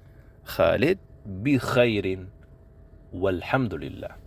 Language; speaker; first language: Arabic; non-native, fluent; Indonesian